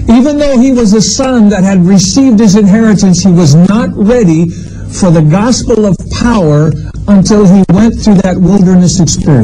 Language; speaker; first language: English; native; English